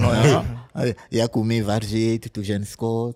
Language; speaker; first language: Czech; non-native, fluent; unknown